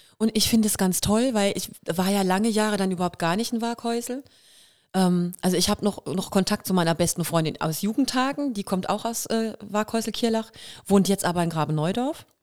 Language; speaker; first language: German; native; German